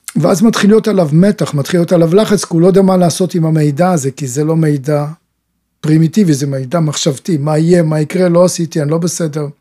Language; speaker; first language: Hebrew; native; Hebrew